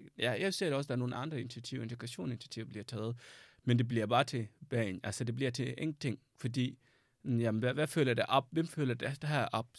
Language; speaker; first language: Danish; non-native, fluent; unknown